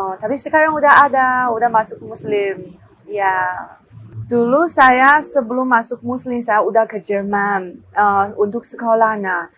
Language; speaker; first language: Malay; non-native, learner; Chinese